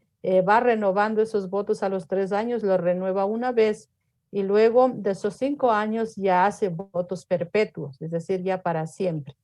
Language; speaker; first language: Spanish; native; Spanish